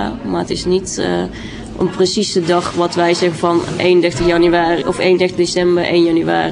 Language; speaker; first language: Dutch; early bilingual, other home language; Vietnamese